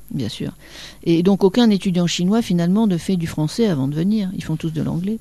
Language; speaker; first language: French; native; French